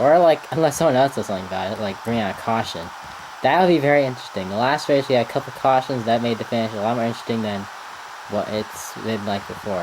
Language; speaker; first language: English; native; English